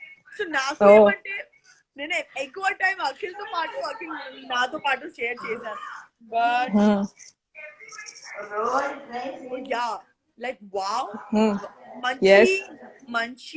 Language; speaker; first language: Telugu; non-native, local second language; Gujarati